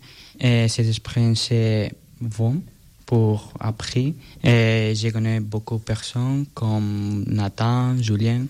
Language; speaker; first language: French; non-native, learner; Spanish